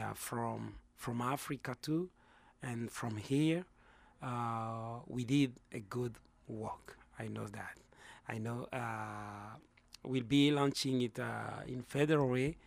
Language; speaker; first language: English; non-native, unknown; Lingala